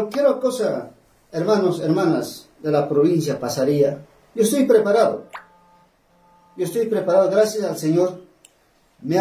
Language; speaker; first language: Spanish; native; Spanish